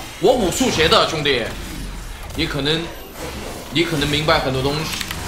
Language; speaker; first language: Chinese; native; Chinese